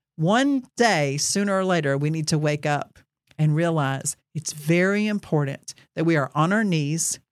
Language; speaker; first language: English; native; English